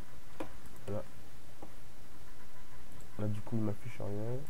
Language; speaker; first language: French; native; French